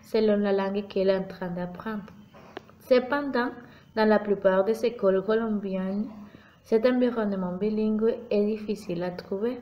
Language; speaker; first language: French; non-native, fluent; Spanish